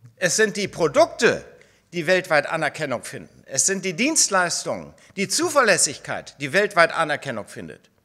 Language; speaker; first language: German; native; German